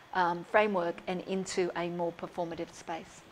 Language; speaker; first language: English; native; English